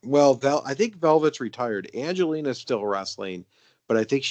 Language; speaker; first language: English; native; English